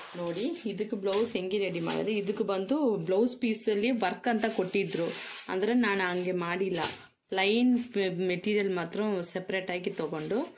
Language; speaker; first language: Kannada; non-native, local second language; Tamil